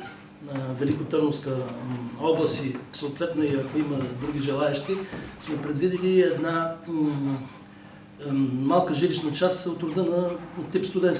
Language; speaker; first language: Bulgarian; native; Bulgarian